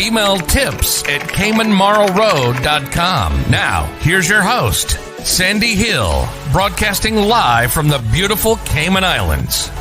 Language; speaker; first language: English; native; English